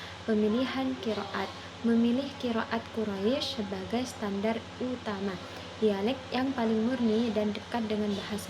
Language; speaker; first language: Indonesian; non-native, local second language; Madurese